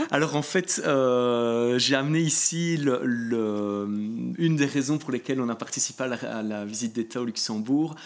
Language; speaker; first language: French; native; French